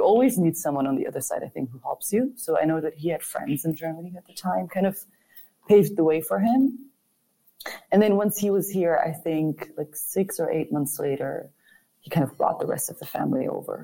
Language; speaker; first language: English; non-native, fluent; German